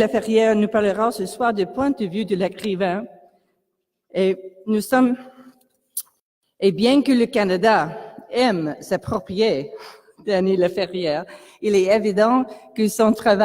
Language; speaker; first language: French; non-native, local second language; English